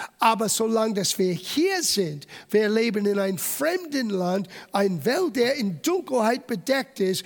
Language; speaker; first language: German; non-native, fluent; English